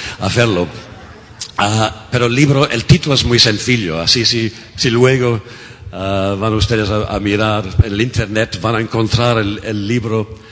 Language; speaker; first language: Spanish; non-native, fluent; English